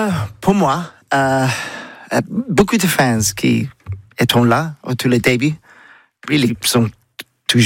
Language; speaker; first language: French; non-native, learner; English